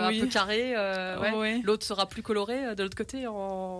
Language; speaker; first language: French; native; French